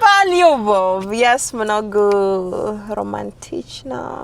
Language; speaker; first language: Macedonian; non-native, learner; English